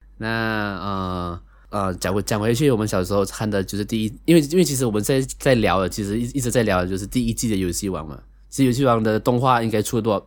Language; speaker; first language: Chinese; native; Chinese